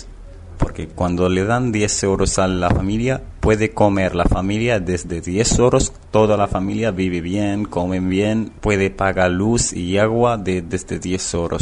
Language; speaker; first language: Spanish; non-native, learner; Arabic